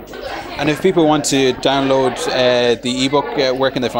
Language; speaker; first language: English; native; English